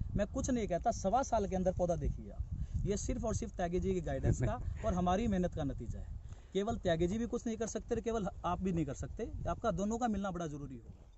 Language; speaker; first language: Hindi; native; Hindi